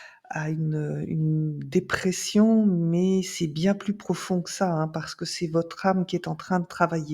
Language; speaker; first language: French; native; French